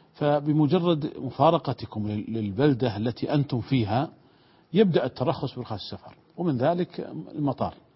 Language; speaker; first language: Arabic; native; Arabic